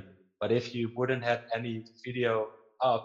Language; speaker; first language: English; non-native, fluent; Dutch